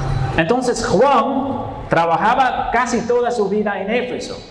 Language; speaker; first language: Spanish; non-native, fluent; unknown